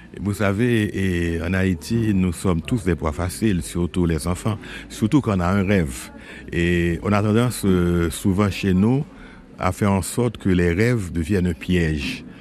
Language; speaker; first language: French; non-native, local second language; Haitian Creole